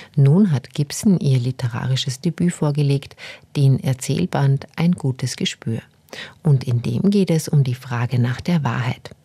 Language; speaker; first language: German; native; German